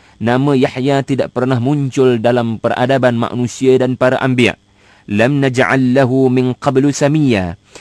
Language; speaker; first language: Malay; native; Malay